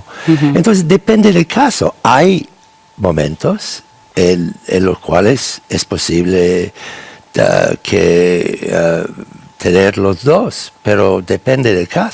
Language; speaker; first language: Spanish; non-native, fluent; English